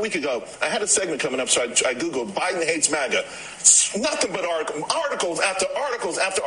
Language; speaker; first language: English; native; English